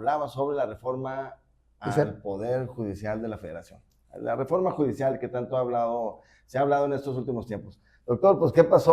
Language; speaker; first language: Spanish; native; Spanish